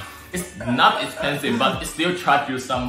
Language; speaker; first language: English; non-native, learner; Chinese